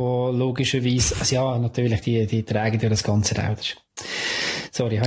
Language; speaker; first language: German; native; German